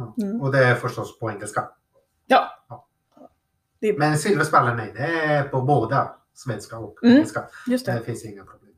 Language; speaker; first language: Swedish; non-native, fluent; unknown